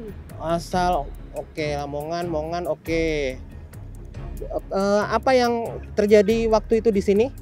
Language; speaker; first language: Indonesian; native; Indonesian